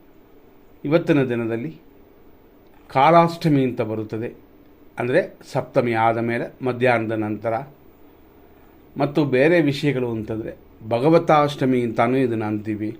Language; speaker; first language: Kannada; native; Kannada